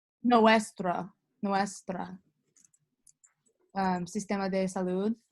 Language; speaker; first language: Spanish; non-native, learner; English